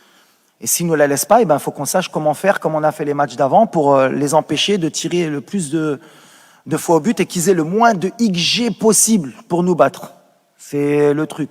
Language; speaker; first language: French; native; French